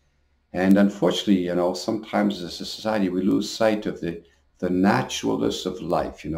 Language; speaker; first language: English; native; English